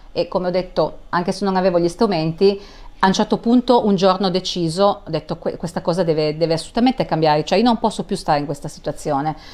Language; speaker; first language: Italian; native; Italian